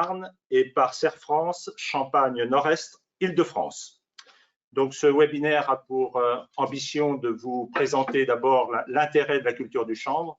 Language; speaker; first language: French; native; French